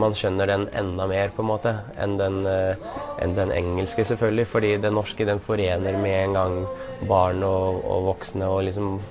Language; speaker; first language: Norwegian; early bilingual, other home language; Russian